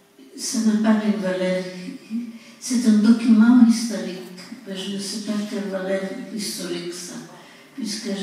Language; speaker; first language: French; non-native, fluent; Polish